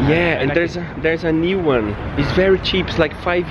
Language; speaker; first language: English; non-native, fluent; Portuguese